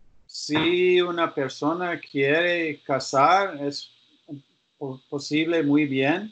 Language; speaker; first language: Spanish; non-native, learner; English